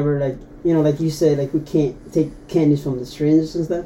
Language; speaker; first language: English; non-native, fluent; Tetum